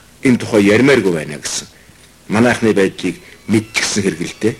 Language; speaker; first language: Mongolian; native; Mongolian